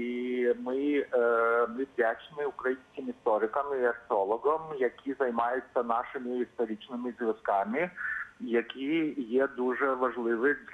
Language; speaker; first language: Ukrainian; non-native, fluent; Lithuanian